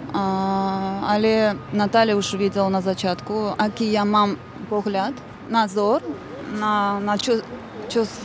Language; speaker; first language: Slovak; non-native, learner; Azerbaijani